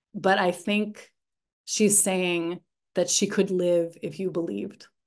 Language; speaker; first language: English; native; English